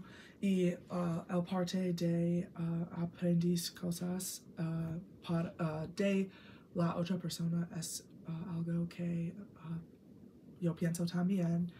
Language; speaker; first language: Spanish; non-native, learner; English